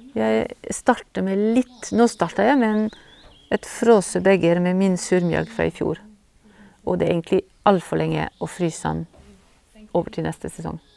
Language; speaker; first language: Norwegian; non-native, fluent; French